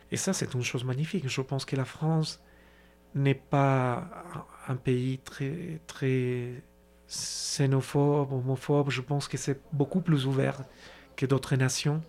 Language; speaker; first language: French; non-native, fluent; Spanish